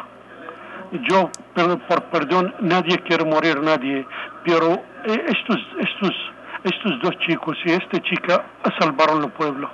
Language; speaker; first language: Spanish; non-native, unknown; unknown